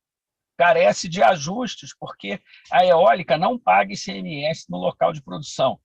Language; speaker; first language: Portuguese; native; Portuguese